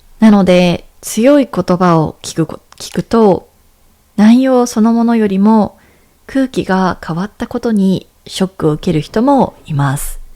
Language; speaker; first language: Japanese; native; Japanese